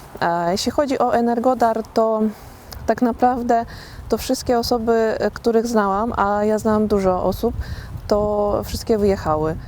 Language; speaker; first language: Polish; non-native, fluent; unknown